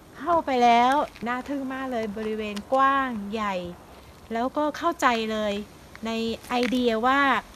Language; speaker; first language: Thai; native; Thai